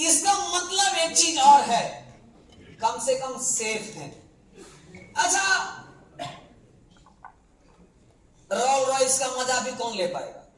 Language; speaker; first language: Hindi; native; Hindi